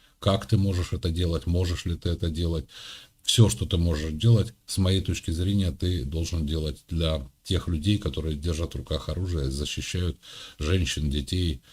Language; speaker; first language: Russian; native; Russian